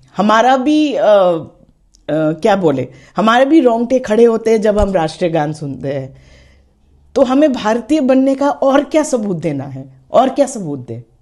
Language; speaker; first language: Hindi; non-native, local second language; Khasi